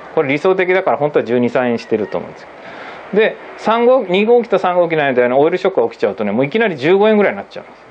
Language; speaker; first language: Japanese; native; Japanese